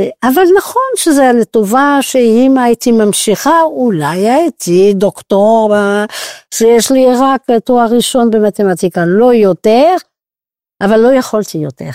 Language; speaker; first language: Hebrew; non-native, fluent; French